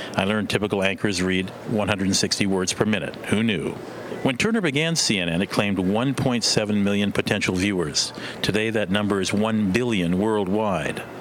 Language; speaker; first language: English; non-native, fluent; Korean